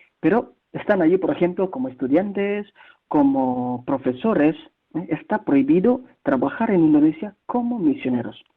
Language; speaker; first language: Spanish; non-native, fluent; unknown